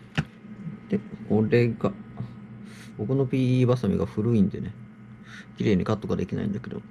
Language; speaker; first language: Japanese; native; Japanese